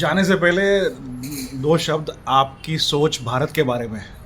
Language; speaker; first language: Hindi; native; Hindi